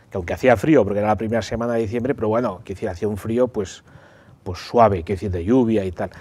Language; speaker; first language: Spanish; native; Spanish